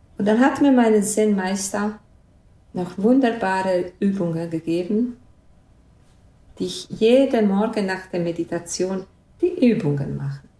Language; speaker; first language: German; non-native, fluent; Bosnian